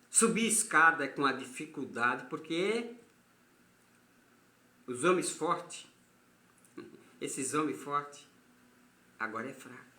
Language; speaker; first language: Portuguese; native; Portuguese